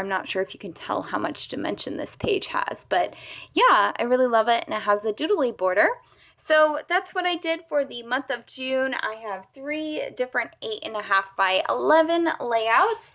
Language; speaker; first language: English; native; English